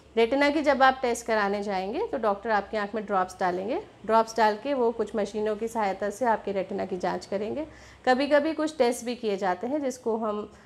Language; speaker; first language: Hindi; native; Hindi